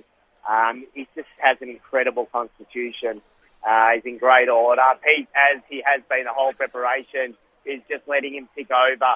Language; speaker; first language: English; native; English